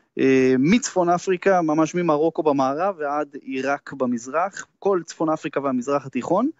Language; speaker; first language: Hebrew; native; Hebrew